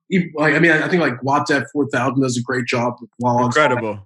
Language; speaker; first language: English; native; English